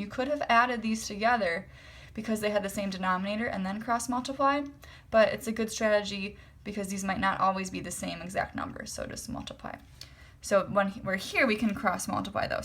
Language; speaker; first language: English; native; English